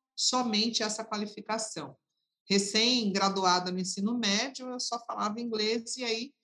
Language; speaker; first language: Portuguese; native; Portuguese